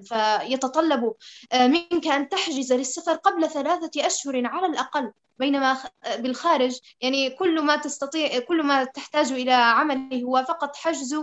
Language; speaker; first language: Arabic; native; Arabic